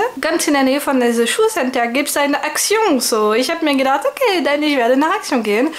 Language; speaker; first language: German; non-native, fluent; French